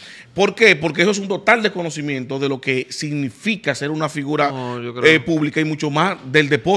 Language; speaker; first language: Spanish; native; Spanish